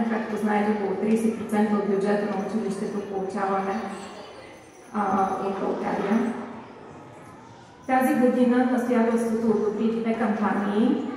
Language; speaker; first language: Bulgarian; native; Bulgarian